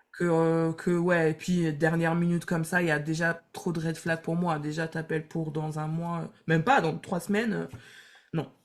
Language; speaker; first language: French; native; French